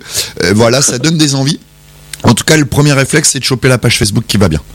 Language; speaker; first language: French; native; French